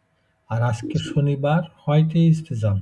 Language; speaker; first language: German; non-native, fluent; Bangla